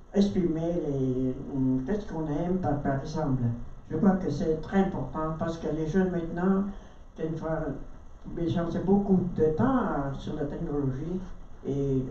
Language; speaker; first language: French; non-native, learner; Vietnamese